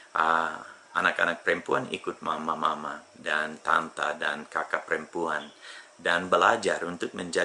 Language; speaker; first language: Indonesian; non-native, fluent; English